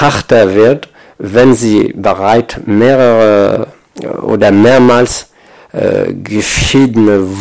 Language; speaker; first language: German; non-native, fluent; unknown